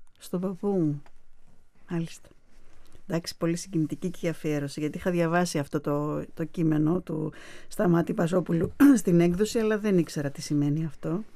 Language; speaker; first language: Greek; native; Greek